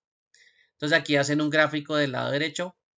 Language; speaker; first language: Spanish; native; Spanish